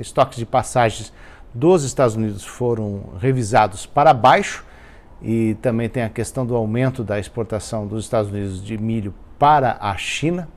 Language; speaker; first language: Portuguese; native; Portuguese